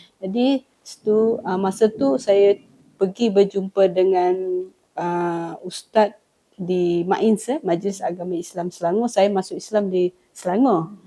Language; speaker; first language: Malay; non-native, local second language; Iban